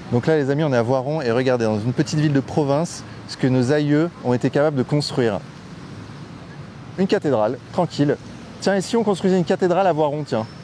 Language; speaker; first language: French; native; French